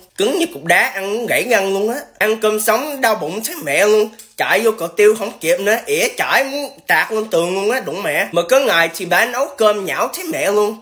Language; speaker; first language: Vietnamese; early bilingual, heritage; Vietnamese